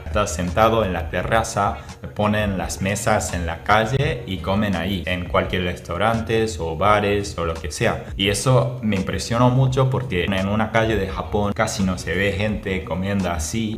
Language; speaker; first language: Spanish; non-native, fluent; Japanese